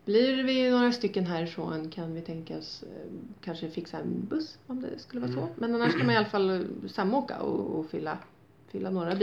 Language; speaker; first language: Swedish; native; Swedish